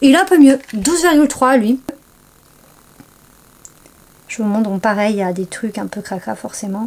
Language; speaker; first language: French; native; French